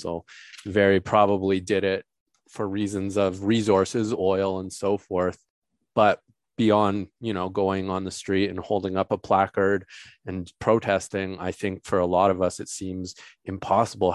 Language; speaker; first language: English; native; English